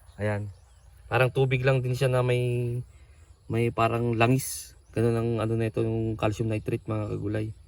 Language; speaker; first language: Filipino; non-native, local second language; Cebuano